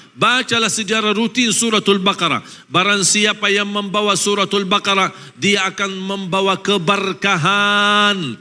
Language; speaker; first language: Malay; non-native, fluent; Arabic